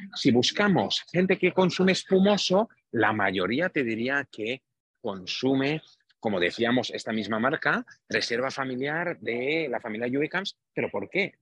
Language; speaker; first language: Spanish; non-native, fluent; Hungarian